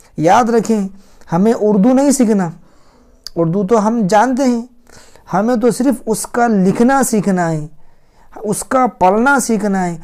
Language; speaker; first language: Urdu; native; Urdu